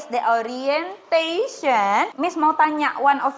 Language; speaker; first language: English; non-native, fluent; Indonesian